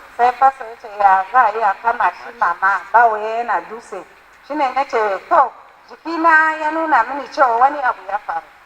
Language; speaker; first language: Hausa; non-native, local second language; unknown